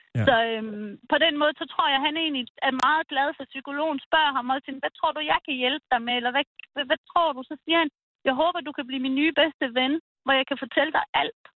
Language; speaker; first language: Danish; early bilingual, other home language; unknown